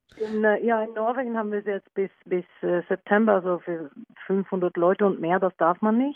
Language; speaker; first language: German; non-native, learner; Norwegian